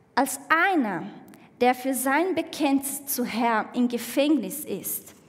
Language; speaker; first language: German; non-native, fluent; Portuguese